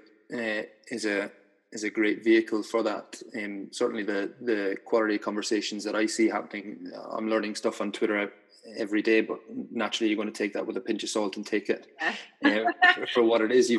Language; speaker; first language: English; native; English